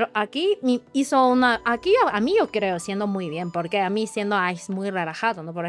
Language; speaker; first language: Spanish; non-native, learner; Chinese